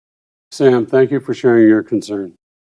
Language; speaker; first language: English; native; English